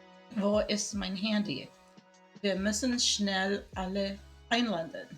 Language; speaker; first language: German; non-native, learner; Spanish